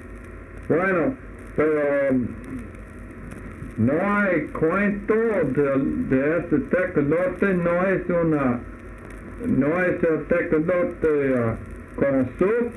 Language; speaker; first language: Spanish; non-native, learner; English